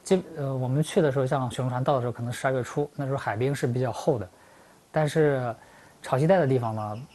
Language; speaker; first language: Chinese; native; Chinese